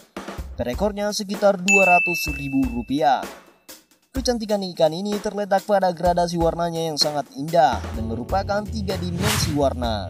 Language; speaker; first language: Indonesian; native; Indonesian